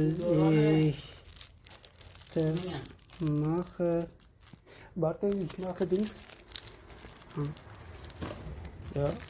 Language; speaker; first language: German; non-native, fluent; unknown